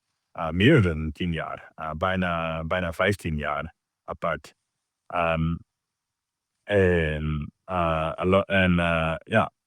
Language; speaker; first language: Dutch; non-native, learner; English